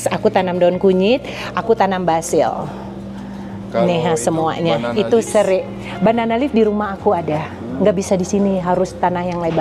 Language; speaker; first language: Indonesian; native; Indonesian